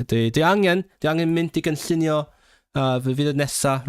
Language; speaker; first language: Welsh; non-native, fluent; Cantonese